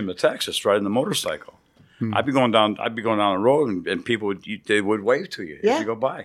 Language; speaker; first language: English; native; English